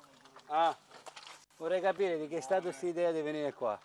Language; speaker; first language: Italian; native; Italian